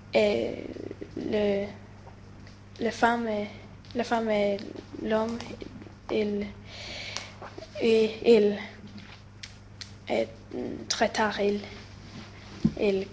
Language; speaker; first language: French; non-native, learner; Swedish